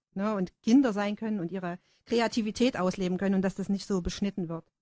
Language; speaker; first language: German; native; German